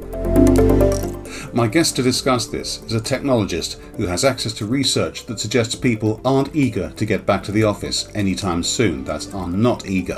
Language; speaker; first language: English; native; English